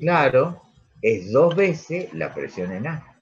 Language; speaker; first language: Spanish; native; Spanish